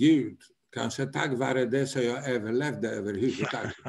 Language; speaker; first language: Swedish; non-native, fluent; Polish